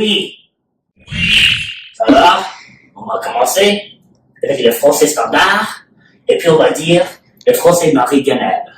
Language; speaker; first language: French; non-native, learner; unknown